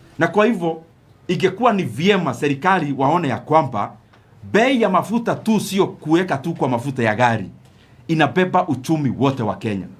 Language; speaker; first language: Swahili; non-native, local second language; Kikuyu